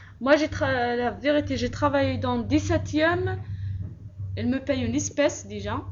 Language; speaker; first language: French; non-native, local second language; Kabyle